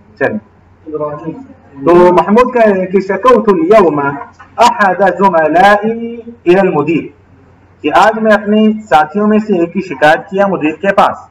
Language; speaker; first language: Urdu; native; Urdu